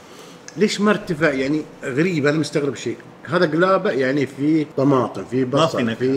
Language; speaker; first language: Arabic; non-native, fluent; Urdu